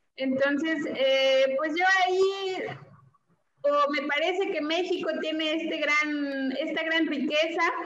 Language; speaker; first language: Spanish; native; Spanish